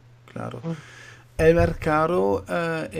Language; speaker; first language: Spanish; non-native, fluent; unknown